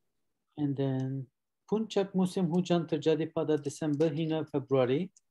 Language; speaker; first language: Indonesian; non-native, learner; Turkish